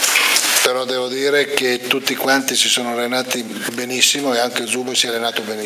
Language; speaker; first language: Italian; native; Italian